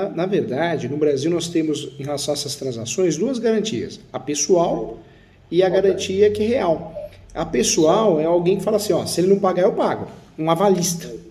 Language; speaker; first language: Portuguese; native; Portuguese